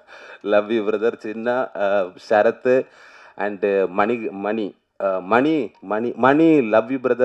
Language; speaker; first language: Tamil; non-native, learner; Malayalam